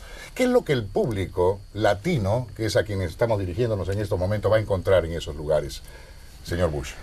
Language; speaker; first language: Spanish; native; Spanish